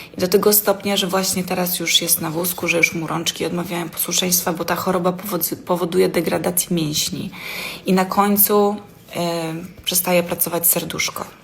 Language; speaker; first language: Polish; native; Polish